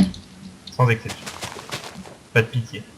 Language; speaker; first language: French; native; French